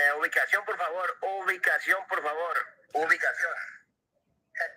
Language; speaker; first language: Spanish; native; Spanish